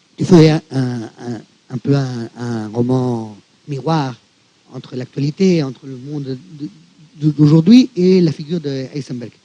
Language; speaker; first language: French; non-native, fluent; Spanish